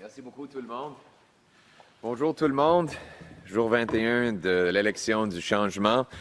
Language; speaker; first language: French; non-native, local second language; English